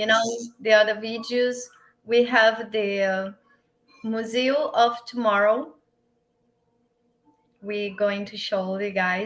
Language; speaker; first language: English; non-native, learner; Portuguese